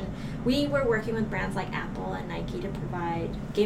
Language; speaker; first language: English; non-native, local second language; Cantonese